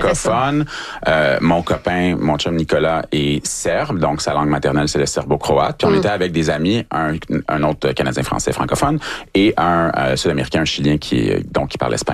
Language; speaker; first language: French; native; French